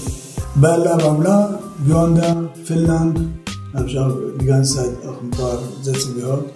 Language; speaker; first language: German; non-native, fluent; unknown